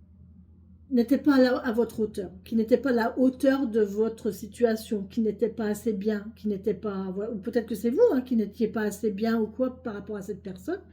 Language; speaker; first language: French; native; French